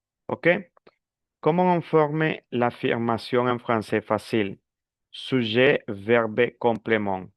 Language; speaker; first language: French; non-native, fluent; Spanish